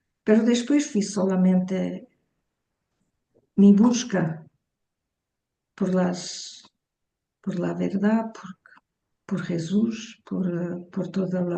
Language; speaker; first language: Spanish; early bilingual, heritage; Portuguese